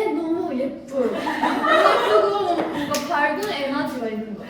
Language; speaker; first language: Korean; non-native, learner; Japanese